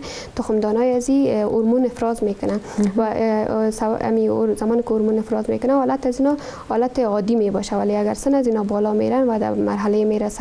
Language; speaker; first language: Persian; native; Persian